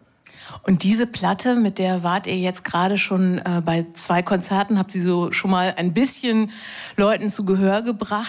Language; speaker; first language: German; native; German